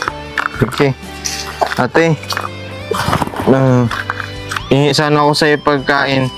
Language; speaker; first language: Filipino; non-native, learner; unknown